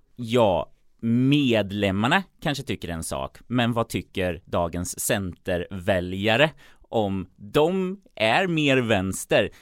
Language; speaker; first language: Swedish; native; Swedish